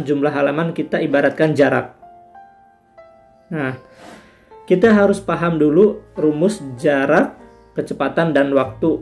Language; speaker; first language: Indonesian; native; Indonesian